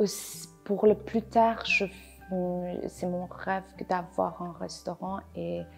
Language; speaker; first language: French; non-native, learner; Persian